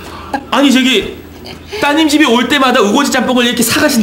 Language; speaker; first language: Korean; native; Korean